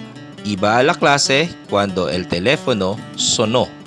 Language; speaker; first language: Spanish; non-native, fluent; Filipino